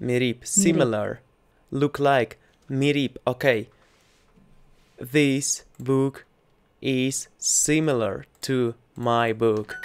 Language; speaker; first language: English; non-native, learner; Russian